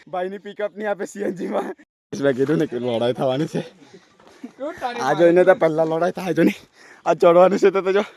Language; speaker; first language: Gujarati; native; Gujarati